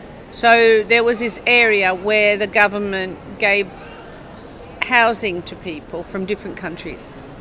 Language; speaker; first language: English; native; English